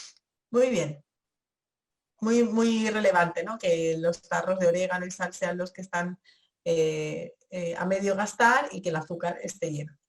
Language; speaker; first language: Spanish; native; Spanish